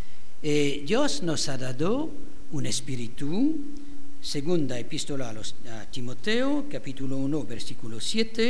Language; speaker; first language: Spanish; non-native, fluent; French